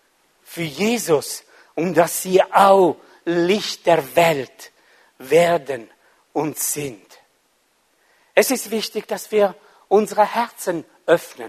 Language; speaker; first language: German; non-native, fluent; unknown